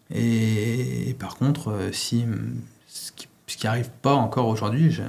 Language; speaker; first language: French; native; French